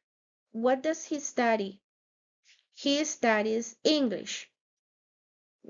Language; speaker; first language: English; non-native, fluent; Spanish